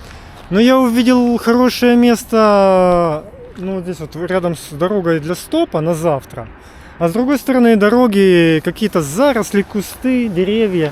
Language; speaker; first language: Russian; native; Russian